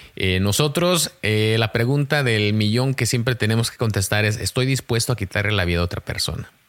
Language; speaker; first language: Spanish; early bilingual, heritage; Spanish